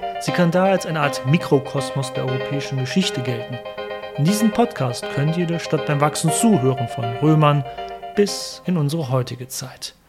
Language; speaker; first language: German; native; German